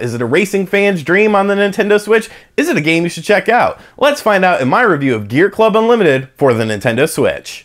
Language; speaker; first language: English; native; English